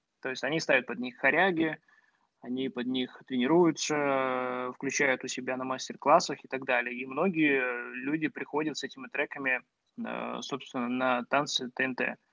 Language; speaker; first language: Russian; native; Russian